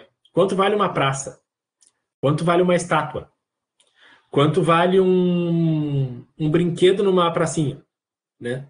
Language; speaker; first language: Portuguese; native; Portuguese